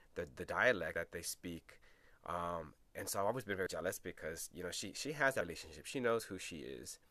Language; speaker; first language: English; early bilingual, other home language; Spanish